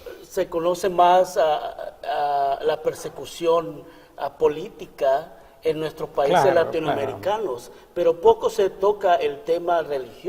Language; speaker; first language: Spanish; native; Spanish